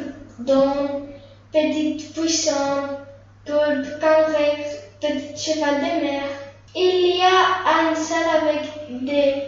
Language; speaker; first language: French; non-native, learner; Spanish